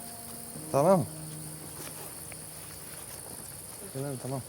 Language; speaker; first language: Turkish; non-native, learner; Dutch